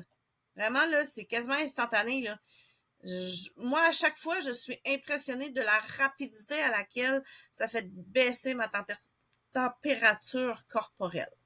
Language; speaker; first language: French; native; French